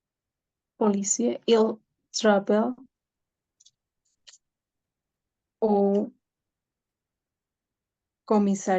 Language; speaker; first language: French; non-native, learner; Spanish